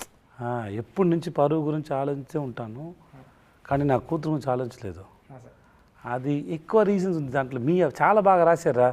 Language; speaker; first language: Telugu; non-native, learner; Tamil